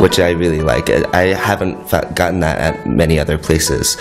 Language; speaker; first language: English; native; English